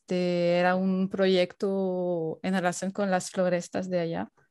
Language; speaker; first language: Spanish; non-native, fluent; French